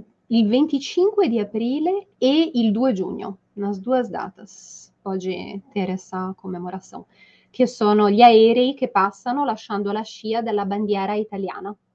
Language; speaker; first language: Italian; native; Italian